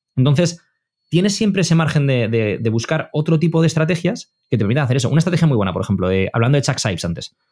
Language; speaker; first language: Spanish; native; Spanish